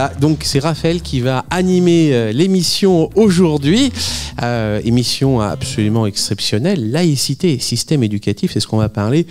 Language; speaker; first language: French; native; French